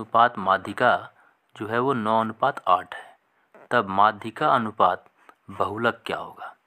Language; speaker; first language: Hindi; native; Hindi